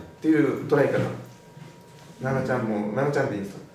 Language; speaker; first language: Japanese; native; Japanese